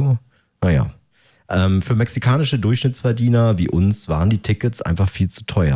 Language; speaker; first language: German; native; German